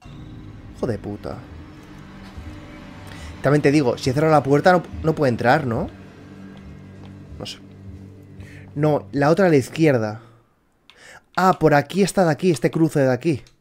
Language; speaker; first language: Spanish; native; Spanish